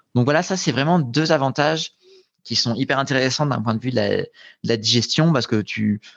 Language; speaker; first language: French; native; French